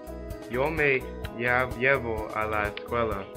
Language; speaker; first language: Spanish; non-native, learner; English